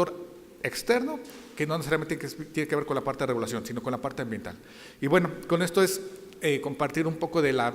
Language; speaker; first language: Spanish; native; Spanish